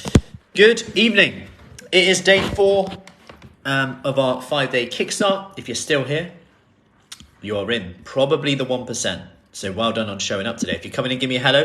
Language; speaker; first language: English; native; English